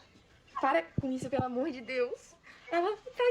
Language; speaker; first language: Portuguese; native; Portuguese